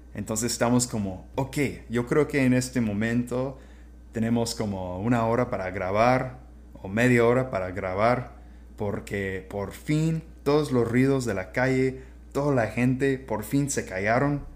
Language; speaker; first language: Spanish; non-native, fluent; English